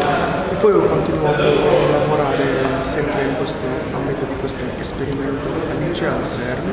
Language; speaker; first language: Italian; non-native, fluent; Bangla